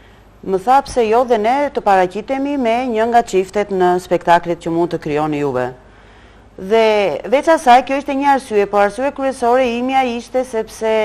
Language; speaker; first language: Albanian; native; Albanian